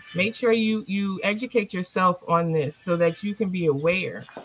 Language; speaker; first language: English; native; English